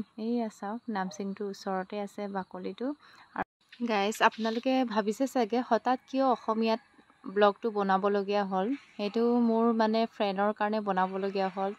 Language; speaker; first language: Assamese; non-native, local second language; Mising